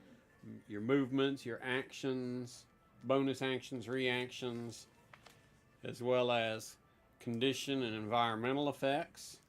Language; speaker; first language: English; native; English